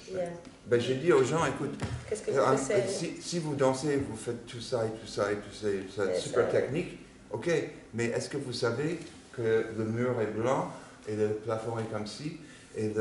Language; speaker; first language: French; non-native, fluent; English